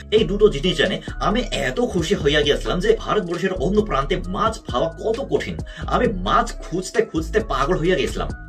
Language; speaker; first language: Bangla; non-native, fluent; Korean